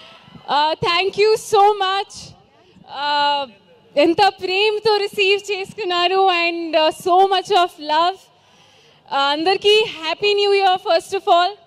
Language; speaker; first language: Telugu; non-native, learner; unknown